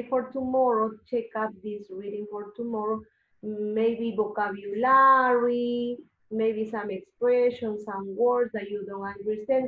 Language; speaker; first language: English; non-native, learner; Spanish